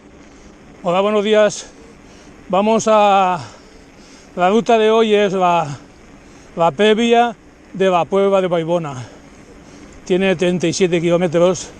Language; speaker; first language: Spanish; native; Spanish